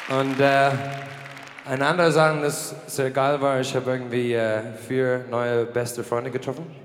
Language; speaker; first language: German; non-native, learner; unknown